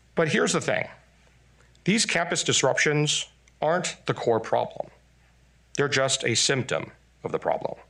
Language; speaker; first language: English; non-native, fluent; Chinese